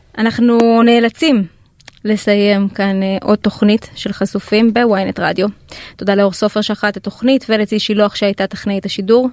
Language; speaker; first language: Hebrew; native; Hebrew